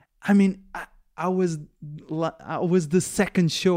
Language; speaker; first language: English; non-native, fluent; Portuguese